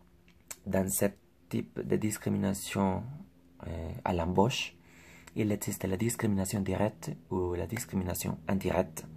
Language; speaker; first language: French; non-native, learner; Spanish